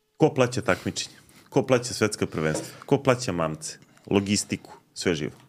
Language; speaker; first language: Serbian; native; Serbian